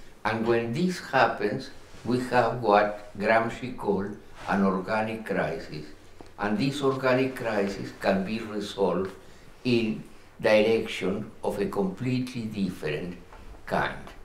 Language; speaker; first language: English; non-native, fluent; Spanish